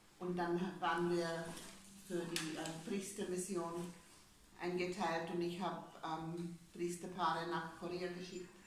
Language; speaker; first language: German; non-native, fluent; English